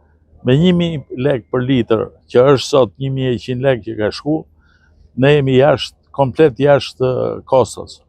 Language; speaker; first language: Albanian; native; Albanian